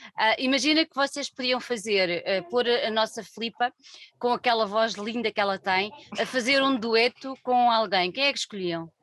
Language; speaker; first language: Portuguese; native; Portuguese